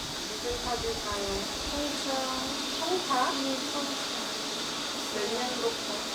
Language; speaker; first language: Korean; non-native, learner; French